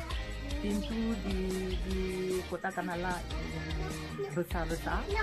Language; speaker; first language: Indonesian; non-native, learner; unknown